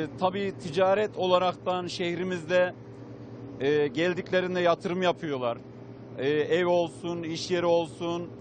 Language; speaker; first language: Turkish; native; Turkish